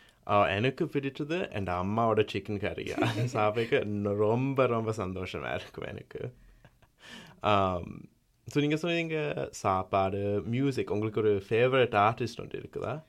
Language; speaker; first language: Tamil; early bilingual, heritage; Tamil